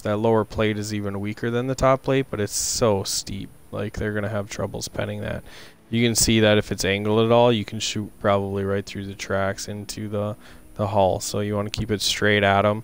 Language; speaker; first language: English; native; English